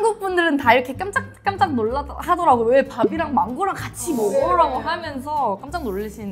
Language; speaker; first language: Korean; non-native, fluent; Thai